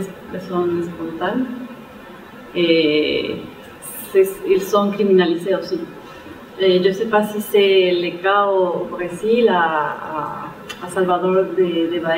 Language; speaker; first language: French; non-native, fluent; Spanish